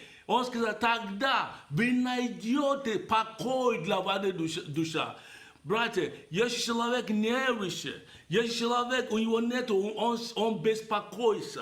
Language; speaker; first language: Russian; non-native, fluent; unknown